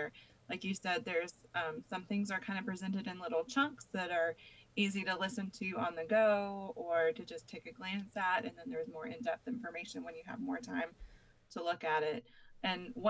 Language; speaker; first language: English; native; English